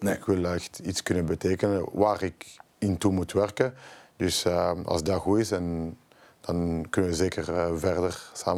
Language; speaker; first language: Dutch; non-native, local second language; French